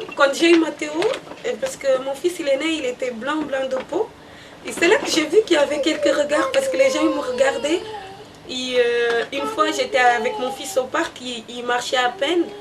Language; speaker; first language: French; non-native, learner; Portuguese